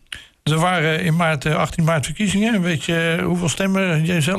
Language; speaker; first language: Dutch; native; Dutch